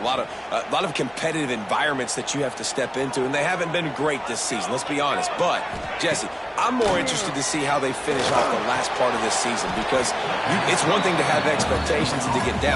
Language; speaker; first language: English; native; English